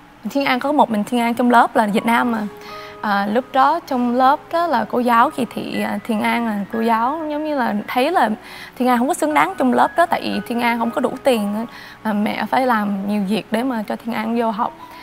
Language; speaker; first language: Vietnamese; early bilingual, other home language; English